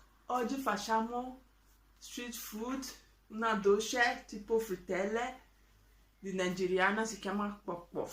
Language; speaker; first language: Italian; non-native, learner; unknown